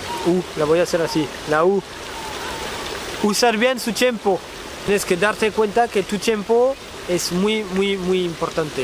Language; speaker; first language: Spanish; non-native, fluent; French